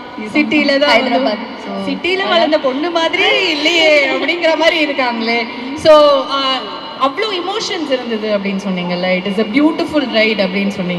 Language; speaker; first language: Tamil; native; Tamil